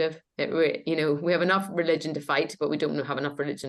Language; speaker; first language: English; native; English